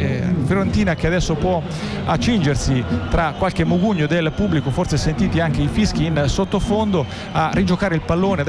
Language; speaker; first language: Italian; native; Italian